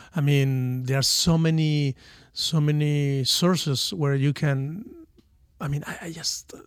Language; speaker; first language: English; non-native, fluent; Spanish